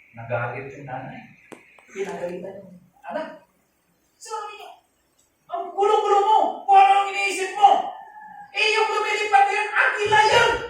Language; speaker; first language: Filipino; non-native, local second language; Hiligaynon